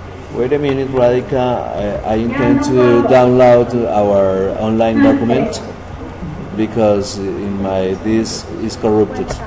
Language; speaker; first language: English; non-native, learner; Spanish